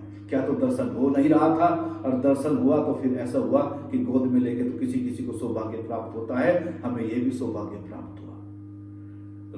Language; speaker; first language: Hindi; native; Hindi